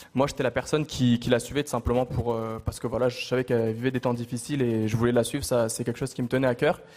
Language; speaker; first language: French; native; French